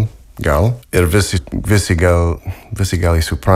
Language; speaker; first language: Lithuanian; non-native, learner; English